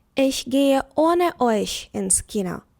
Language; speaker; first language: German; non-native, fluent; Ukrainian